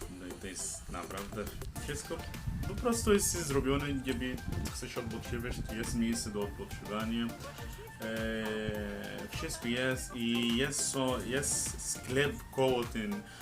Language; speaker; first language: Polish; non-native, learner; Arabic